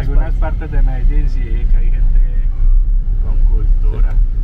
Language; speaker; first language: Spanish; non-native, fluent; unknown